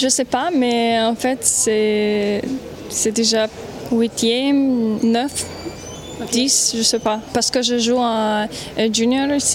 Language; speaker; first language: French; non-native, learner; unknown